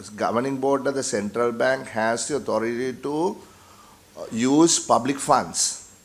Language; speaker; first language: English; non-native, local second language; Sinhala